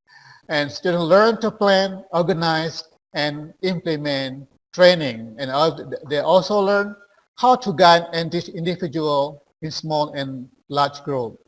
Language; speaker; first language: English; non-native, fluent; Indonesian